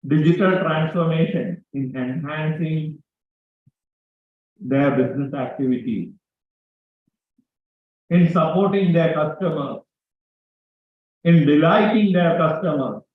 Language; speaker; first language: English; non-native, local second language; Malayalam